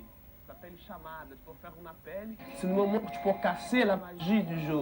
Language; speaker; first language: French; non-native, fluent; Portuguese